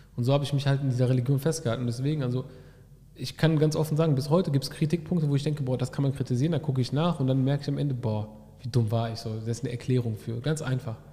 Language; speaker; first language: German; early bilingual, other home language; Arabic